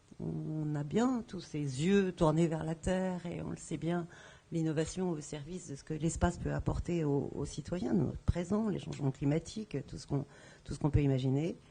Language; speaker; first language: French; native; French